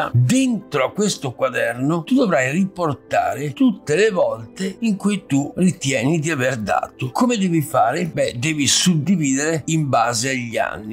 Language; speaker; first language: Italian; native; Italian